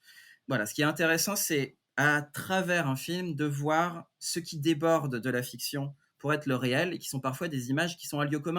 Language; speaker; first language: French; native; French